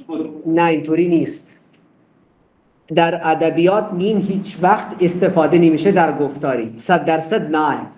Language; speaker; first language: Persian; non-native, fluent; Urdu